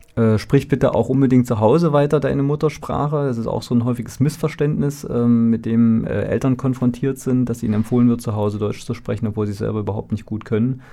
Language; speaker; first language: German; native; German